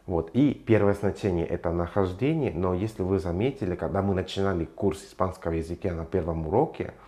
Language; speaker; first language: Russian; non-native, fluent; Spanish